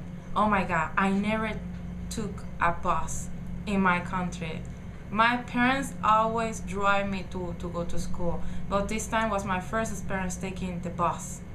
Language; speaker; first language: English; non-native, learner; Spanish